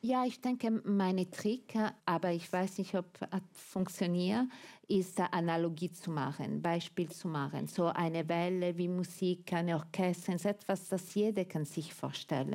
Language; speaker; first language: German; non-native, fluent; Italian